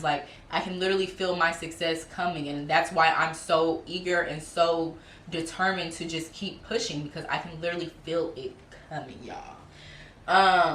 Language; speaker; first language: English; native; English